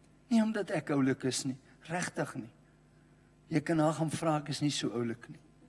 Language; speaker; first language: Afrikaans; non-native, local second language; English